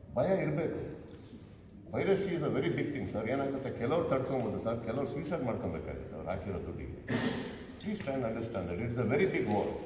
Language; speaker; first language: Kannada; native; Kannada